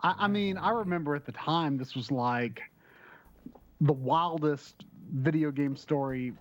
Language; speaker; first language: English; native; English